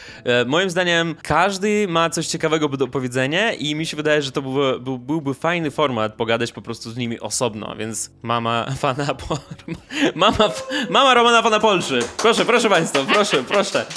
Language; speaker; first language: Polish; non-native, fluent; Russian